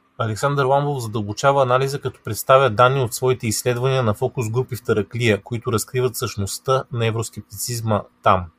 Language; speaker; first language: Bulgarian; native; Bulgarian